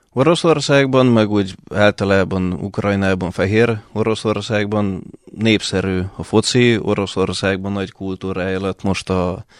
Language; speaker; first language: Hungarian; early bilingual, other home language; Russian